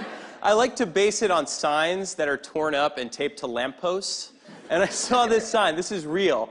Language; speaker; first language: English; native; English